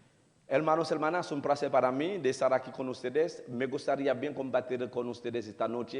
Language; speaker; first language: Spanish; non-native, learner; Haitian Creole